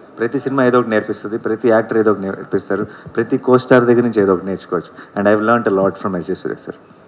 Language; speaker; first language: Telugu; native; Telugu